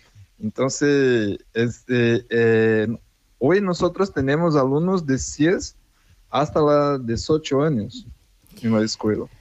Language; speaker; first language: Spanish; non-native, fluent; Portuguese